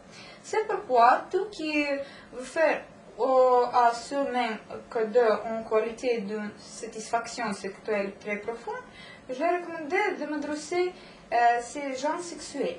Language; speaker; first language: French; non-native, learner; Russian